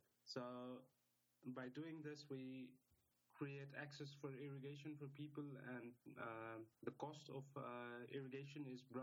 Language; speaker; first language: English; non-native, local second language; Nepali